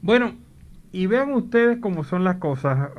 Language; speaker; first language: Spanish; native; Spanish